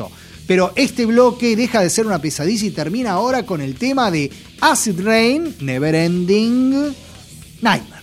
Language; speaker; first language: Spanish; native; Spanish